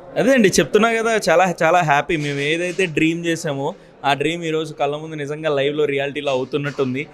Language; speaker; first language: Telugu; native; Telugu